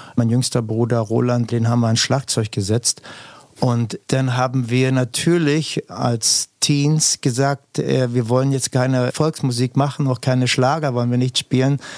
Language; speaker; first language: German; native; German